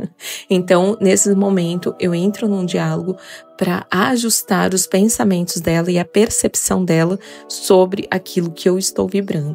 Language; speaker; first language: Portuguese; native; Portuguese